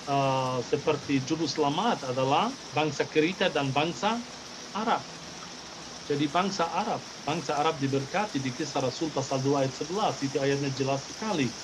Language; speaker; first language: Indonesian; non-native, fluent; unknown